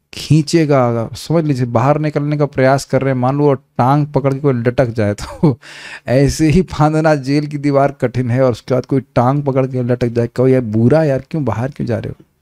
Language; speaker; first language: Hindi; native; Hindi